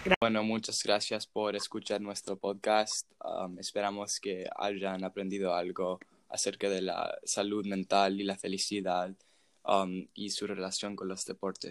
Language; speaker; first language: Spanish; non-native, fluent; English